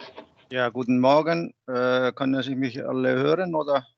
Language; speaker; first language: German; non-native, fluent; Icelandic